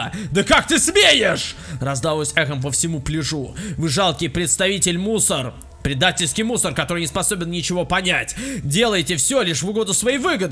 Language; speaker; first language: Russian; native; Russian